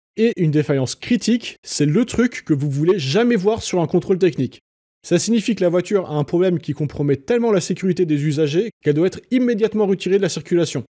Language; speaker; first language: French; native; French